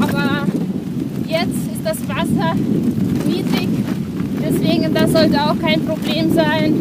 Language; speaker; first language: German; non-native, fluent; Russian